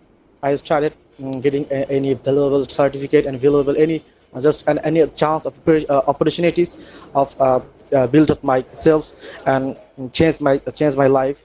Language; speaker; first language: English; non-native, learner; Bangla